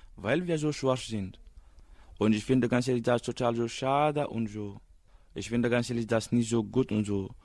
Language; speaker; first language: German; non-native, fluent; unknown